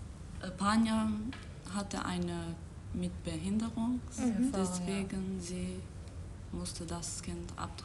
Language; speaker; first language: German; non-native, learner; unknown